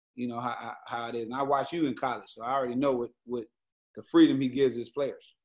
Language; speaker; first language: English; native; English